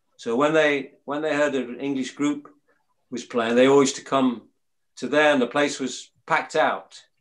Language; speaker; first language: English; native; English